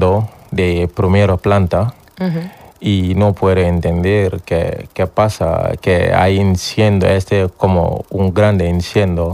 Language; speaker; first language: Spanish; non-native, learner; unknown